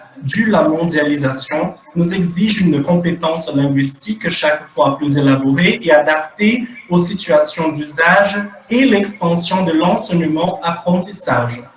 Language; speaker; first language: French; non-native, fluent; Portuguese